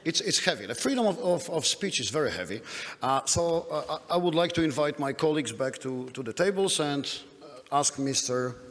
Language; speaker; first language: English; non-native, fluent; Polish